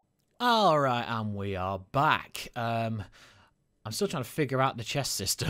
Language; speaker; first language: English; native; English